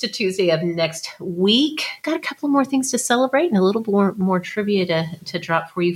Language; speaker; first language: English; native; English